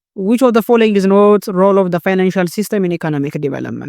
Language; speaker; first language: English; non-native, local second language; Amharic